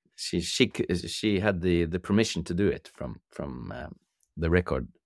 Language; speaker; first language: English; non-native, fluent; Norwegian